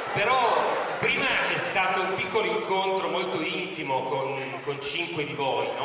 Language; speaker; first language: Italian; native; Italian